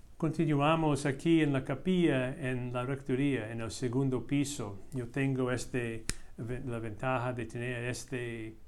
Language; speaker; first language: Spanish; non-native, fluent; English